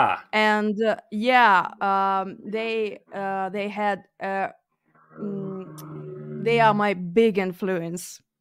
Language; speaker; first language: English; non-native, fluent; Russian